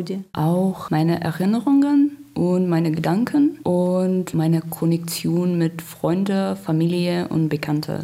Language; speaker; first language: German; non-native, learner; Russian